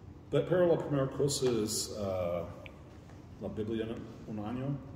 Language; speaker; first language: Spanish; non-native, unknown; English